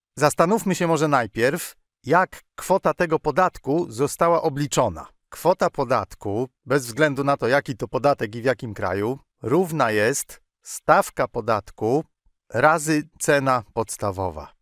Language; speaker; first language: Polish; native; Polish